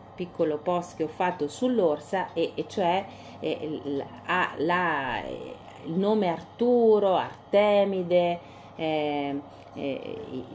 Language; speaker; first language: Italian; native; Italian